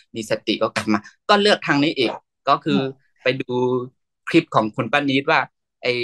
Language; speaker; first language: Thai; non-native, fluent; Burmese